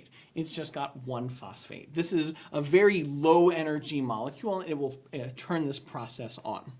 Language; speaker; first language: English; native; English